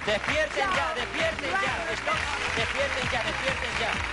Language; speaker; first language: Spanish; native; Spanish